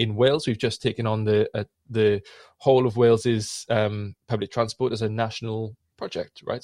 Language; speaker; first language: English; native; English